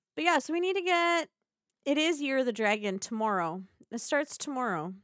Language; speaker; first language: English; native; English